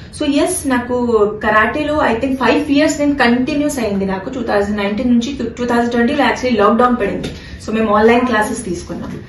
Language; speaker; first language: Telugu; non-native, fluent; Hindi